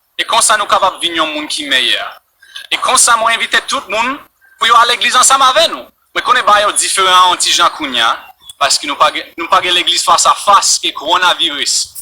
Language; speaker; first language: Haitian Creole; non-native, fluent; English